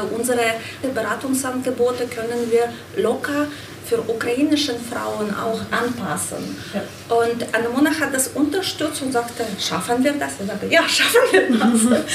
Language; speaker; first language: German; non-native, fluent; Ukrainian